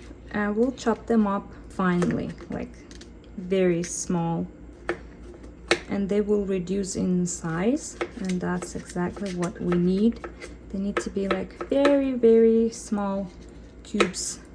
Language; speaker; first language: English; non-native, fluent; Russian